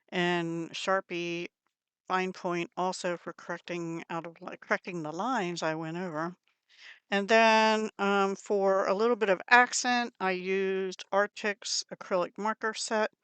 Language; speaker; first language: English; native; English